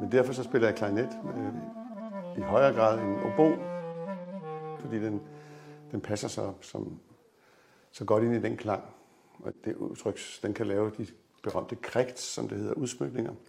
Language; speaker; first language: Danish; native; Danish